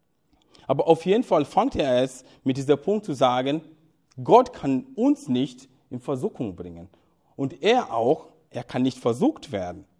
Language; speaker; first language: German; non-native, fluent; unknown